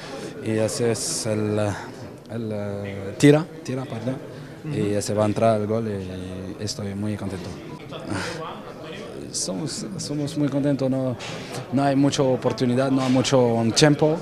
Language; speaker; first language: Spanish; non-native, learner; French